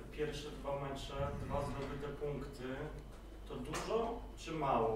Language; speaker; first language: Polish; native; Polish